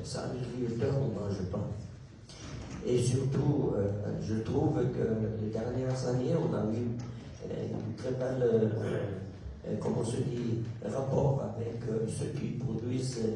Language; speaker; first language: French; non-native, local second language; Italian